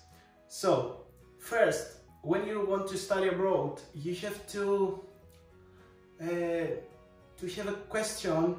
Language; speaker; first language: English; non-native, fluent; Greek